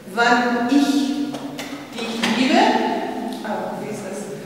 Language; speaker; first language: German; non-native, fluent; Spanish